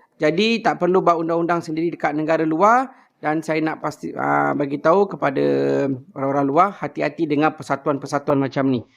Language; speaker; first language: Malay; native; Malay